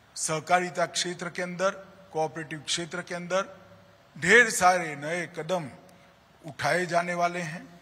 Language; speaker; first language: Hindi; non-native, local second language; Gujarati